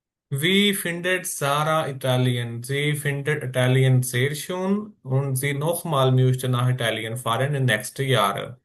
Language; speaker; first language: German; non-native, fluent; Urdu